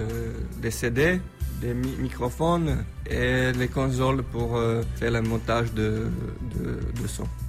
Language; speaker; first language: French; non-native, fluent; Slovenian